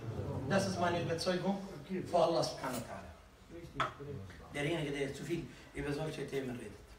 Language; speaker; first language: German; non-native, fluent; Arabic